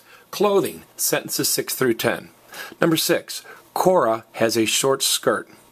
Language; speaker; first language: English; native; English